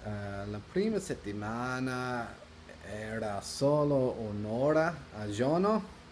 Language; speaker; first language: Italian; non-native, learner; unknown